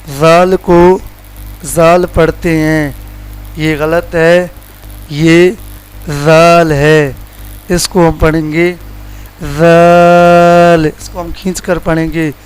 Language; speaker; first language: Urdu; non-native, local second language; Sindhi